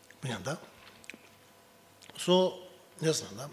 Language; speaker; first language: Russian; non-native, learner; Tibetan